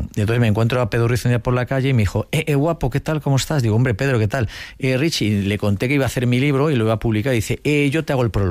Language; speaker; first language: Spanish; native; Spanish